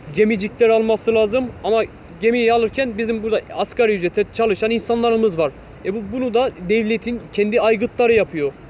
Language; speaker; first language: Turkish; non-native, local second language; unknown